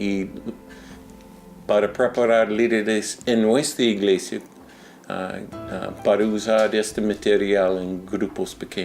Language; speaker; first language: Spanish; non-native, fluent; English